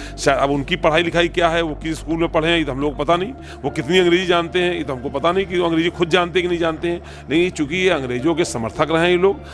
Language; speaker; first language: Hindi; native; Hindi